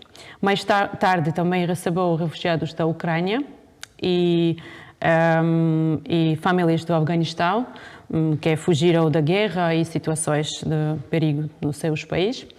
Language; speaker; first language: Portuguese; non-native, fluent; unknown